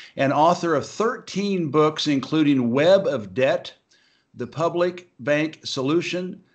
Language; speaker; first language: English; native; English